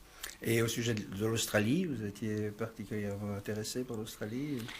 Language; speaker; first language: French; native; French